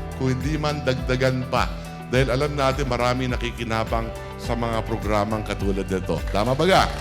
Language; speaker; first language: Filipino; native; Filipino